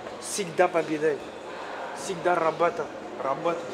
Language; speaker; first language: Russian; non-native, learner; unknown